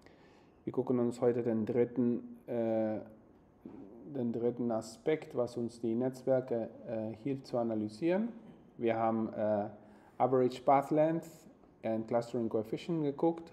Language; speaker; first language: German; non-native, fluent; Spanish